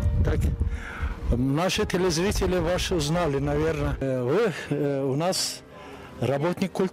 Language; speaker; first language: Russian; non-native, fluent; Turkish